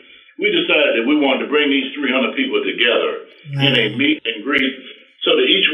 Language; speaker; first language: English; native; English